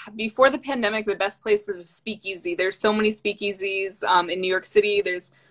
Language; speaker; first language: English; native; English